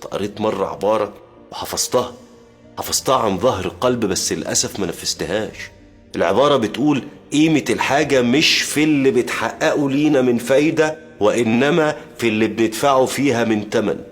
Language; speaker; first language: Arabic; native; Arabic